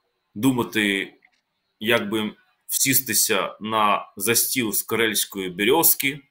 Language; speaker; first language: Ukrainian; native; Ukrainian